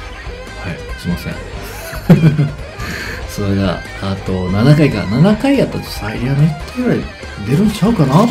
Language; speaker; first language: Japanese; native; Japanese